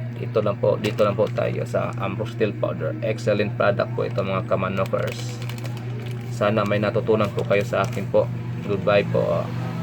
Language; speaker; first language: Filipino; native; Filipino